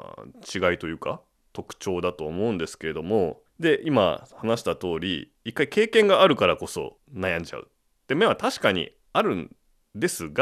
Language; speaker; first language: Japanese; native; Japanese